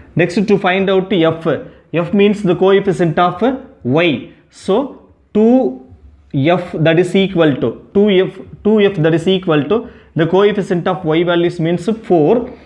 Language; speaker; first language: English; non-native, local second language; Tamil